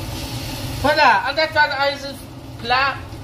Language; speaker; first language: German; non-native, learner; Dutch